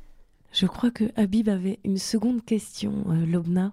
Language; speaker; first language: French; native; French